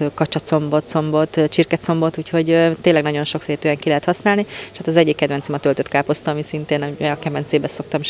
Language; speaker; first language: Hungarian; native; Hungarian